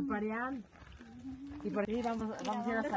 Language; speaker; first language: Spanish; native; Spanish